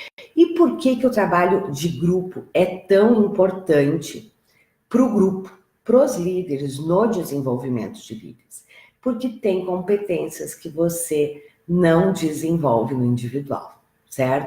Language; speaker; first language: Portuguese; native; Portuguese